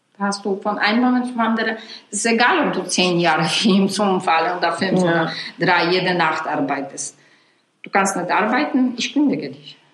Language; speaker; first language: German; non-native, fluent; Polish